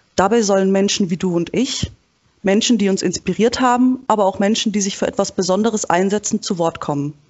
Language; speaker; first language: German; native; German